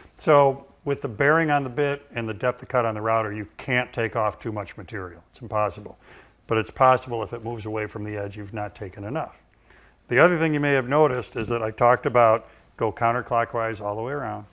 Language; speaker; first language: English; native; English